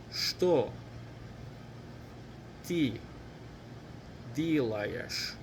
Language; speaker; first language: Russian; non-native, fluent; English